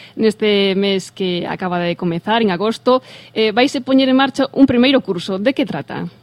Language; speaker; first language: Galician; native; Galician